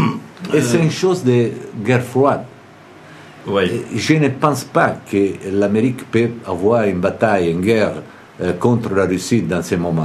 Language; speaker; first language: French; non-native, fluent; Italian